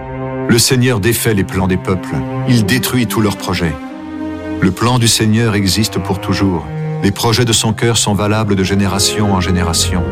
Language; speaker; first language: French; native; French